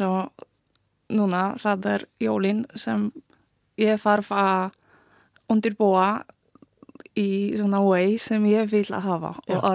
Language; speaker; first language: Icelandic; non-native, learner; Polish